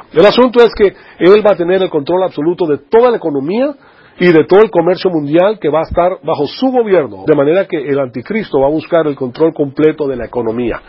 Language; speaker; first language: Spanish; native; Spanish